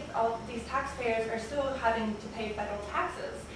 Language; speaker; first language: English; native; English